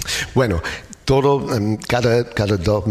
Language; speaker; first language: Spanish; non-native, learner; English